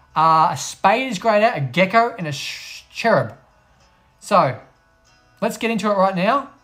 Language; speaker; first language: English; native; English